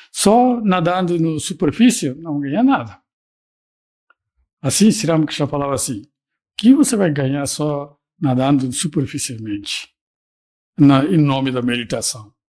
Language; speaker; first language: Portuguese; non-native, fluent; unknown